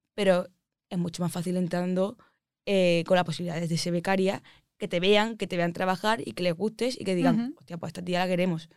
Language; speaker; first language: Spanish; native; Spanish